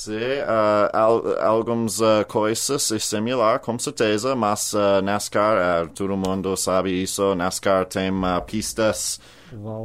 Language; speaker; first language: Portuguese; non-native, learner; English